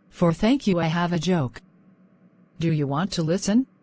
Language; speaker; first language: English; non-native, learner; Khmer